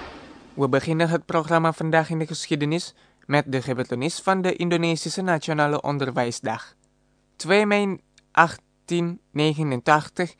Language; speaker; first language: Dutch; non-native, fluent; Indonesian